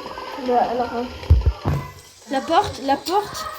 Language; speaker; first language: French; native; French